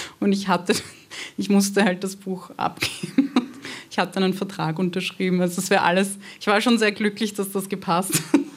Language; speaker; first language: German; early bilingual, other home language; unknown